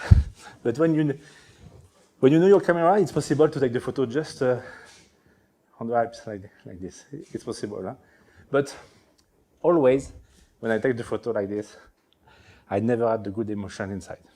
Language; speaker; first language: English; non-native, learner; French